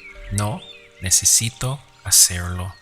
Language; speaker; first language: Spanish; non-native, fluent; English